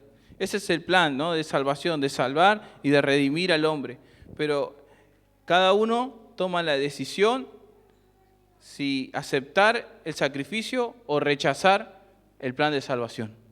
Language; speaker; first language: Spanish; native; Spanish